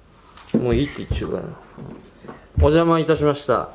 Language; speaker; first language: Japanese; native; Japanese